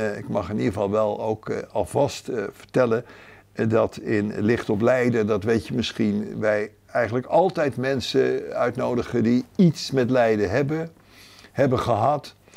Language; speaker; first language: Dutch; native; Dutch